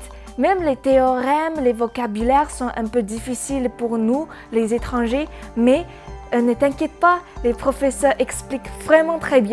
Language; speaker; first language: French; non-native, learner; Chinese